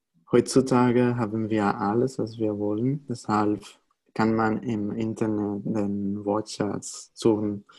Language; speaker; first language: German; non-native, fluent; Spanish